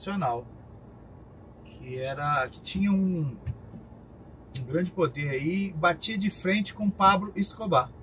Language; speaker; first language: Portuguese; native; Portuguese